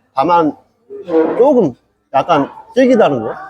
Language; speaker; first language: Korean; native; Korean